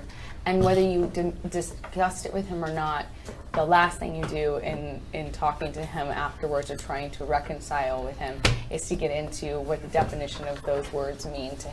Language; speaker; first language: English; native; English